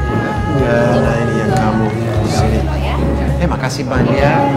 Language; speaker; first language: Indonesian; non-native, fluent; English